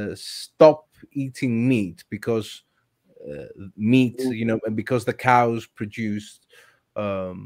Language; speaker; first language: English; non-native, fluent; Greek